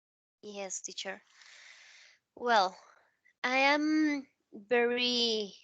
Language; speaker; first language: English; non-native, learner; Spanish